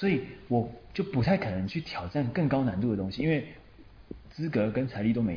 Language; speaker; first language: Chinese; native; Chinese